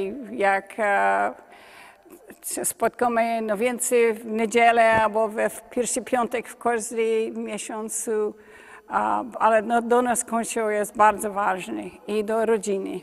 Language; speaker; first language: Polish; early bilingual, heritage; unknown